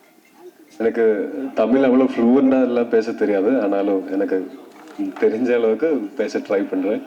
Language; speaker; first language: Tamil; non-native, learner; Malayalam